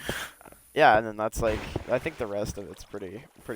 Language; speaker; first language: English; native; English